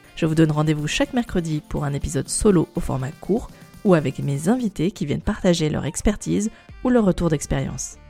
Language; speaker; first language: French; native; French